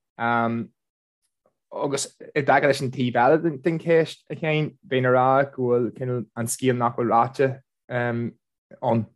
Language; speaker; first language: Irish; non-native, local second language; English